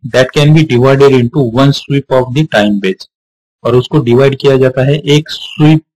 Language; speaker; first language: Hindi; non-native, local second language; Marathi